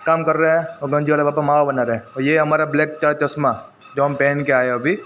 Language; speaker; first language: Hindi; non-native, local second language; Gujarati